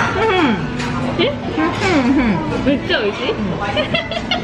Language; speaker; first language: Japanese; non-native, fluent; Korean